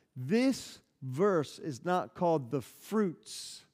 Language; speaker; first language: English; native; English